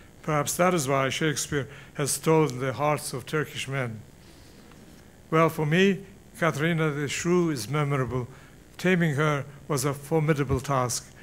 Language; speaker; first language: English; non-native, fluent; Turkish